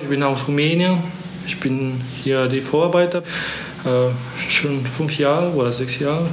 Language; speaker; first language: German; non-native, learner; Romanian